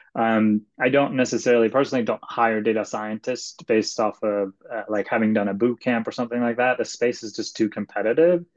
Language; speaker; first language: English; non-native, fluent; Swedish